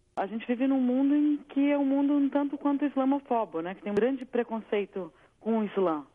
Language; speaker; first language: Portuguese; native; Portuguese